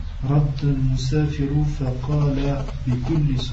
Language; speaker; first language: Arabic; non-native, learner; French